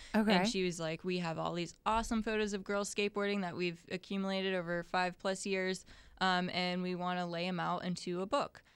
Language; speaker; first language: English; native; English